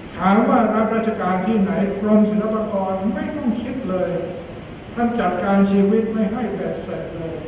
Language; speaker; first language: Thai; native; Thai